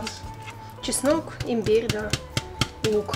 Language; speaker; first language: Russian; native; Russian